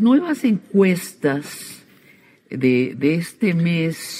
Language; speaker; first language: Spanish; native; Spanish